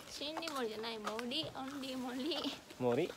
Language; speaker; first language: Japanese; non-native, learner; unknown